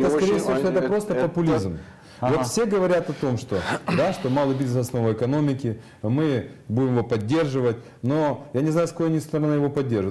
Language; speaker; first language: Russian; native; Russian